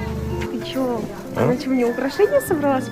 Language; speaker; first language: Russian; native; Russian